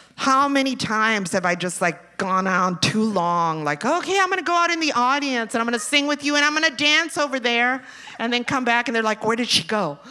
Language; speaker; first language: English; early bilingual, other home language; Spanish